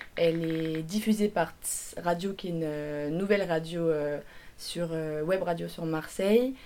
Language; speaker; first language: French; native; French